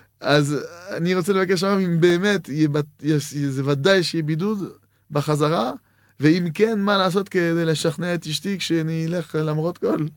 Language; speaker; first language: Hebrew; non-native, fluent; French